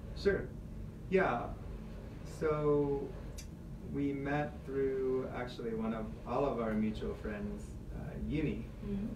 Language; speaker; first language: English; native; English